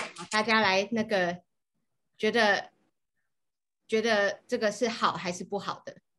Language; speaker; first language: Chinese; native; Chinese